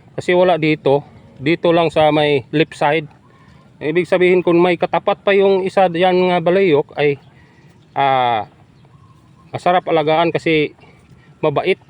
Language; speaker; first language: Filipino; non-native, local second language; Hiligaynon